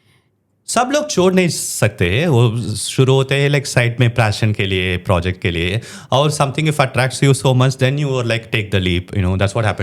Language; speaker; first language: Hindi; non-native, local second language; Tamil